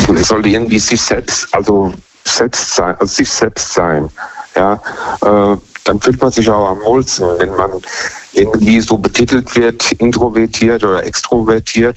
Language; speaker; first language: German; native; German